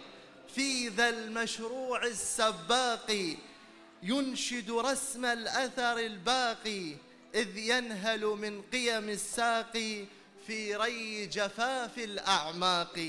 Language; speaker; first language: Arabic; native; Arabic